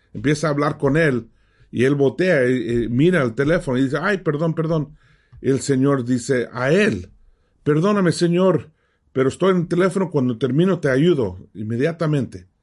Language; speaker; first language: Spanish; early bilingual, heritage; Spanish